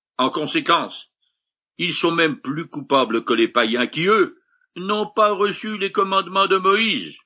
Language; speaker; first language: French; native; French